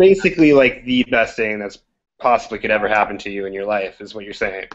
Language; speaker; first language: English; native; English